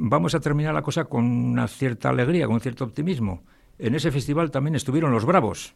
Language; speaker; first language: Spanish; native; Spanish